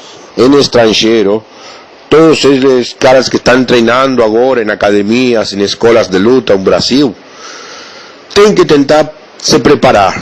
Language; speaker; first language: Portuguese; non-native, learner; Spanish